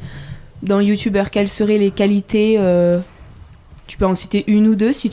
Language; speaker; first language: French; native; French